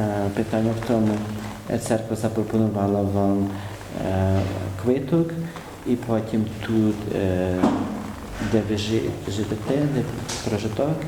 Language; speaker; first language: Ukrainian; early bilingual, heritage; Ukrainian